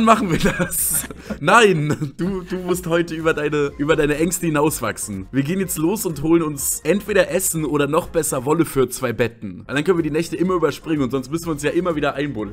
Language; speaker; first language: German; native; German